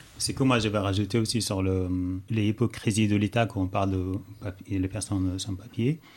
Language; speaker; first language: French; non-native, fluent; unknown